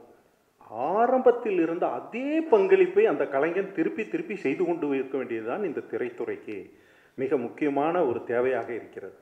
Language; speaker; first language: Tamil; native; Tamil